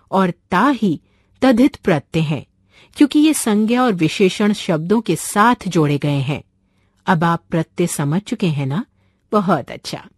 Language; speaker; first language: Hindi; non-native, local second language; Marathi